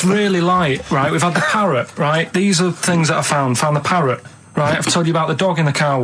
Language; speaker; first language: English; native; English